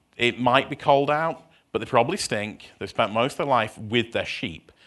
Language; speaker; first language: English; native; English